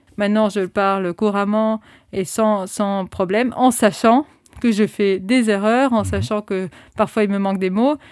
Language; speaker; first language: French; non-native, fluent; Spanish